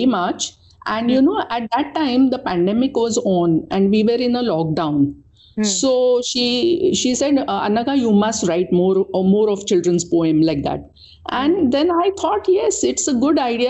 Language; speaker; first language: English; non-native, local second language; Marathi